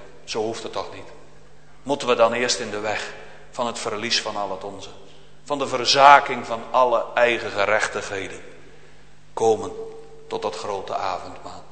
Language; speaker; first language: Dutch; native; Dutch